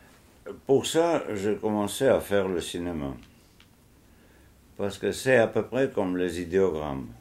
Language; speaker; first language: French; non-native, fluent; Georgian